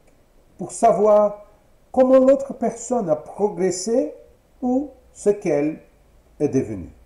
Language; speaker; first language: French; non-native, fluent; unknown